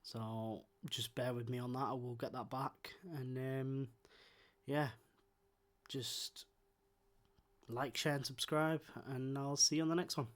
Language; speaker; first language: English; native; English